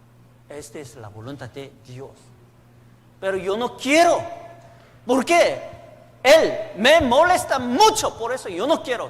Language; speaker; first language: Spanish; non-native, learner; Korean